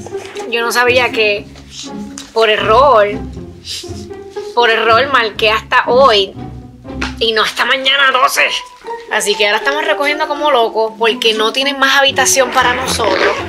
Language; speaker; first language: Spanish; native; Spanish